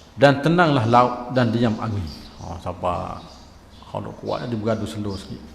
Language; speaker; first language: Malay; native; Malay